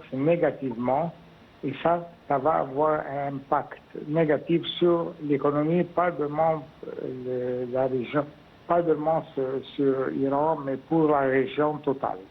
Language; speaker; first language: French; non-native, fluent; Arabic